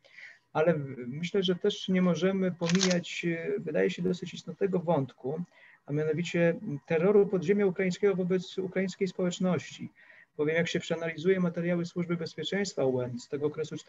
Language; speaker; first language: Polish; native; Polish